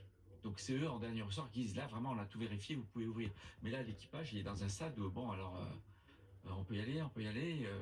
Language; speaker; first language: French; native; French